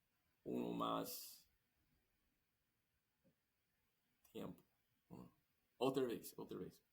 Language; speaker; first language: Spanish; non-native, learner; English